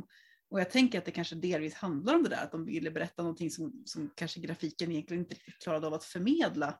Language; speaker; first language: Swedish; native; Swedish